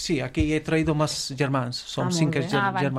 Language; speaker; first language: Catalan; non-native, fluent; Romanian